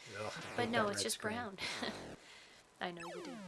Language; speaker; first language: English; native; English